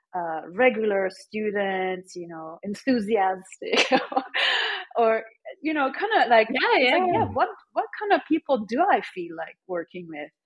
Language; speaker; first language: English; early bilingual, other home language; Persian